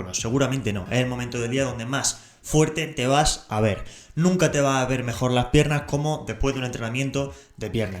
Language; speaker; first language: Spanish; native; Spanish